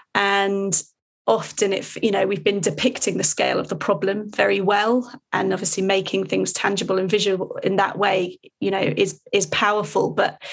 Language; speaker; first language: English; native; English